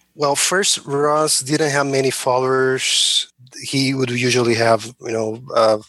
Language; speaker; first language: English; non-native, fluent; Portuguese